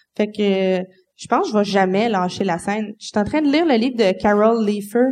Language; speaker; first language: French; native; French